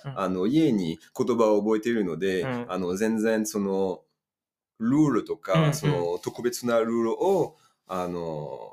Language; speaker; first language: Japanese; non-native, fluent; French